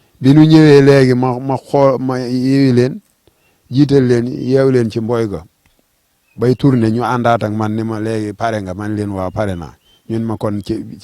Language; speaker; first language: Wolof; native; Wolof